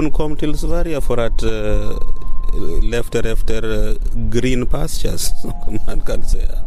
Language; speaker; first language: Swedish; non-native, fluent; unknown